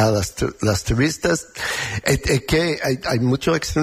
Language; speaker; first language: Spanish; non-native, learner; English